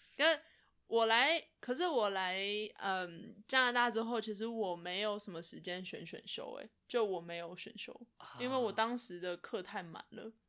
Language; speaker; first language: Chinese; native; Chinese